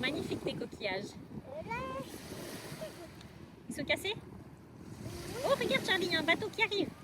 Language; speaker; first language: French; native; French